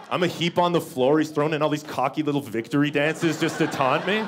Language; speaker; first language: English; native; English